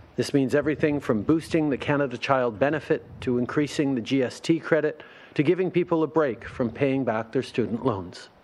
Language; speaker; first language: English; early bilingual, other home language; French